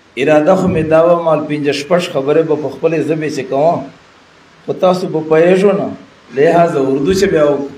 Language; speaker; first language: Urdu; non-native, local second language; Pashto